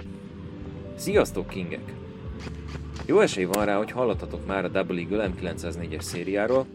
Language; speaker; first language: Hungarian; native; Hungarian